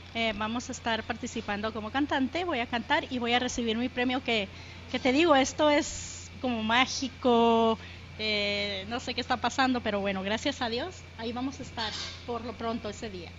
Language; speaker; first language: Spanish; native; Spanish